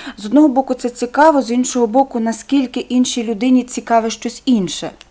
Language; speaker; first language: Ukrainian; native; Ukrainian